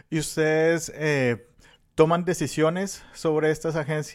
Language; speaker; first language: Spanish; native; Spanish